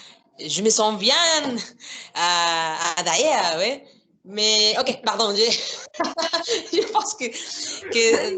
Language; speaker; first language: French; non-native, fluent; Spanish